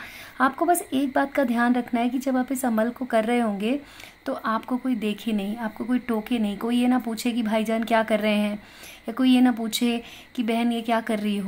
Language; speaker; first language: Hindi; native; Hindi